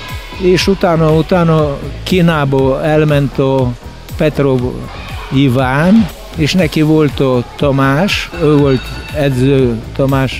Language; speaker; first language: Hungarian; non-native, learner; Russian